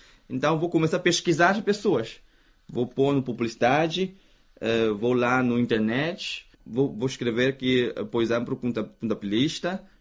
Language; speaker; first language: Portuguese; non-native, fluent; Chinese